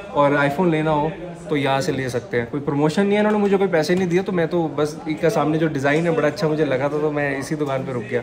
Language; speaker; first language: Hindi; native; Hindi